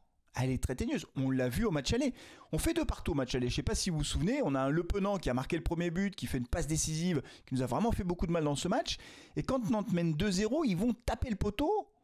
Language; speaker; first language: French; native; French